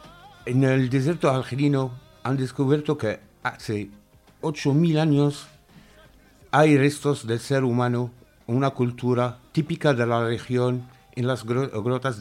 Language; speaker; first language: Spanish; non-native, fluent; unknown